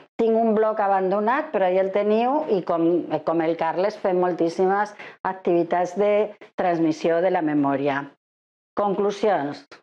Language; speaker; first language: Catalan; non-native, fluent; Spanish